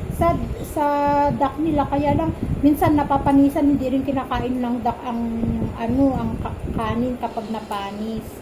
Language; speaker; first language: Filipino; non-native, local second language; Iloko